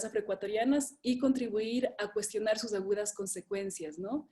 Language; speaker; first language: Spanish; native; Spanish